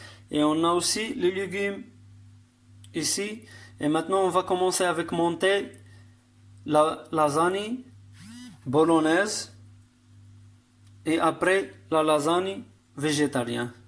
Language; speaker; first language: French; non-native, learner; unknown